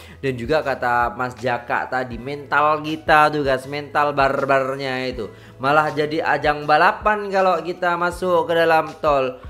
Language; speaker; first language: Indonesian; native; Indonesian